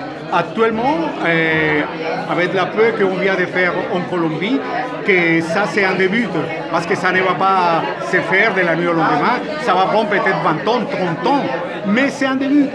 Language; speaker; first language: French; non-native, fluent; Spanish